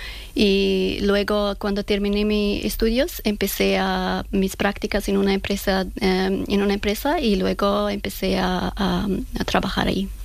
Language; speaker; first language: Spanish; non-native, fluent; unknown